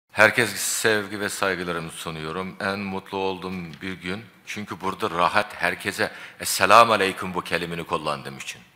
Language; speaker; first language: Turkish; non-native, fluent; Japanese